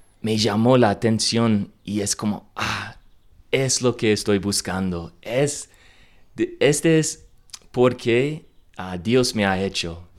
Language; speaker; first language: Spanish; non-native, learner; English